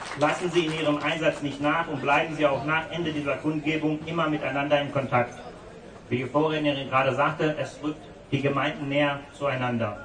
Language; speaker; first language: German; non-native, fluent; Bosnian